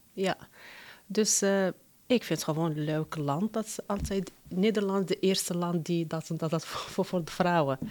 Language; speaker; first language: Dutch; non-native, fluent; Arabic